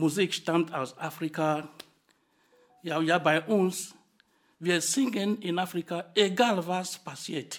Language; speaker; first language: German; non-native, fluent; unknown